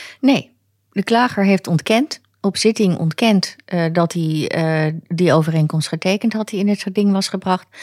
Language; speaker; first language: Dutch; native; Dutch